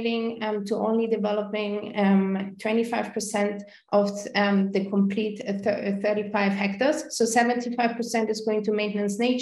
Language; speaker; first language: English; non-native, fluent; German